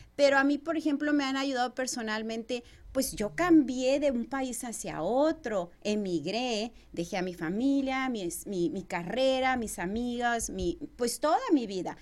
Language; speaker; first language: Spanish; native; Spanish